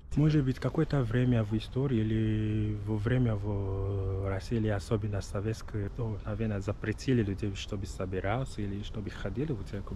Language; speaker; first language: Russian; non-native, learner; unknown